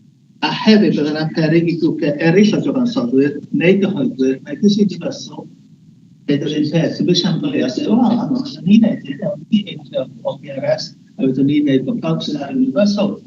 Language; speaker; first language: Welsh; native; Welsh